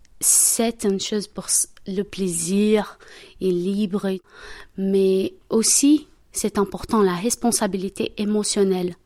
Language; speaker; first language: French; non-native, learner; Portuguese